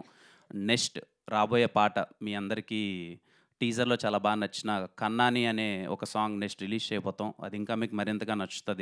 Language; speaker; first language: Telugu; native; Telugu